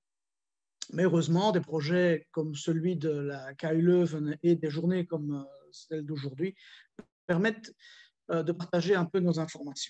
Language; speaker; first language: French; native; French